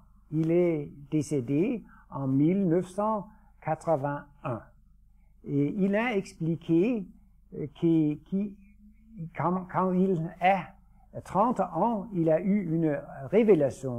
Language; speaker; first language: French; non-native, fluent; Danish